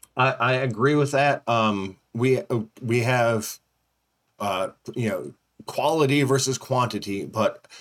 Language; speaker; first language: English; native; English